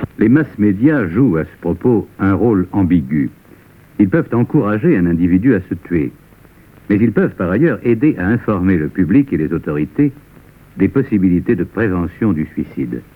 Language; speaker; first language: French; native; French